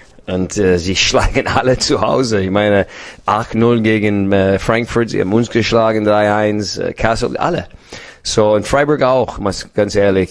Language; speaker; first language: German; non-native, fluent; English